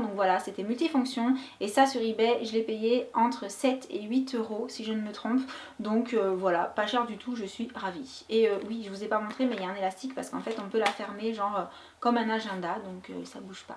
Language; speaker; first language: French; native; French